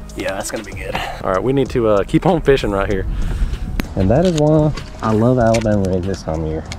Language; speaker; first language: English; native; English